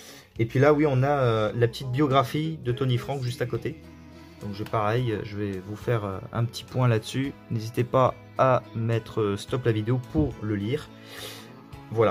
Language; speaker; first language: French; native; French